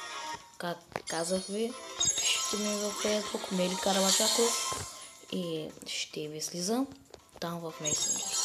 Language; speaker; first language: Bulgarian; non-native, local second language; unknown